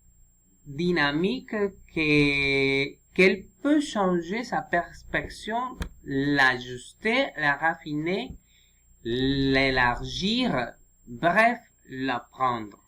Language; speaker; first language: French; non-native, learner; Spanish